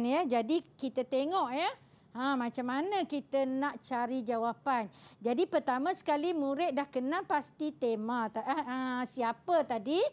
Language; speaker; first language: Malay; native; Malay